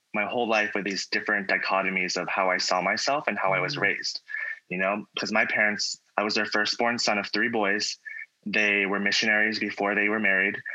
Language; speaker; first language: English; native; English